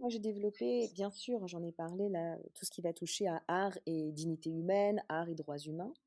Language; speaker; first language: French; native; French